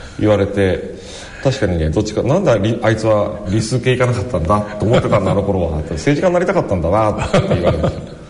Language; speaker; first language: Japanese; native; Japanese